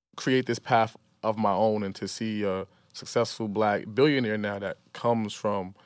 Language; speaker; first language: English; native; English